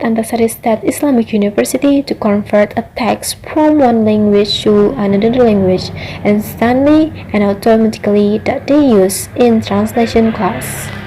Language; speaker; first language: English; non-native, learner; Indonesian